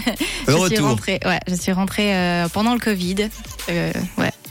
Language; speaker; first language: French; native; French